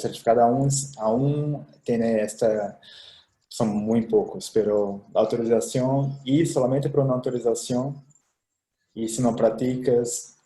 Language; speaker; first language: Spanish; non-native, fluent; Portuguese